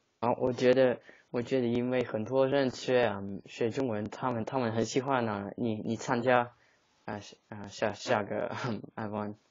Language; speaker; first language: Chinese; non-native, learner; English